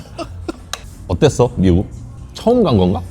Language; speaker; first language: Korean; native; Korean